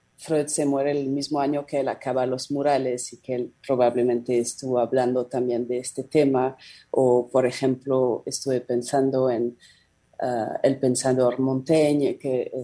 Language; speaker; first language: Spanish; non-native, fluent; French